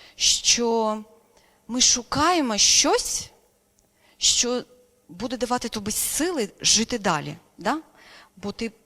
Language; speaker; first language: Ukrainian; non-native, local second language; Crimean Tatar